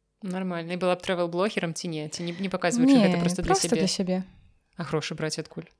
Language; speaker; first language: Belarusian; non-native, local second language; Russian